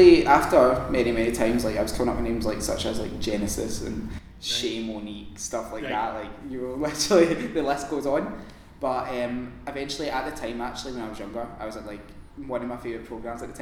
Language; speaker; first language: English; native; English